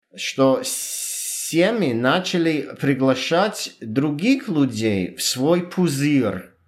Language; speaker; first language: Russian; non-native, fluent; English